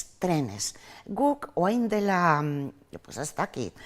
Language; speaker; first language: Basque; non-native, local second language; Spanish